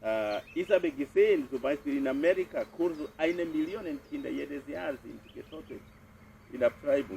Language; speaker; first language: German; non-native, fluent; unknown